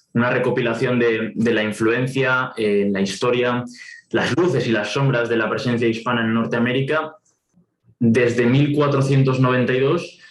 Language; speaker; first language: Spanish; native; Spanish